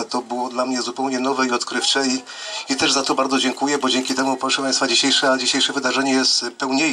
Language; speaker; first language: Polish; native; Polish